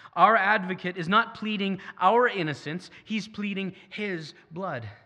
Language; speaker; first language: English; native; English